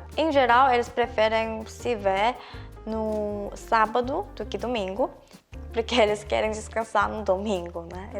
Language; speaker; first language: Portuguese; non-native, fluent; Korean